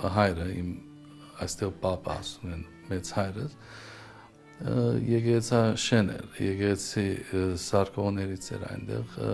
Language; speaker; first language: Armenian; early bilingual, heritage; Armenian